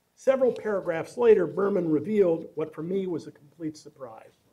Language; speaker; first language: English; native; English